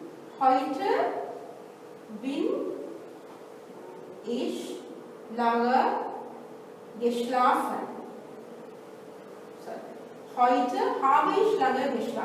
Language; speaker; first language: German; non-native, fluent; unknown